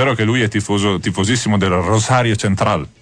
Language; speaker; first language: Italian; native; Italian